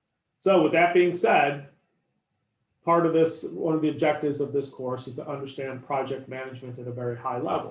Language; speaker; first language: English; native; English